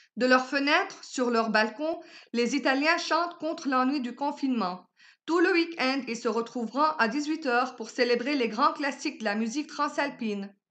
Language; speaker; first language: French; non-native, local second language; Arabic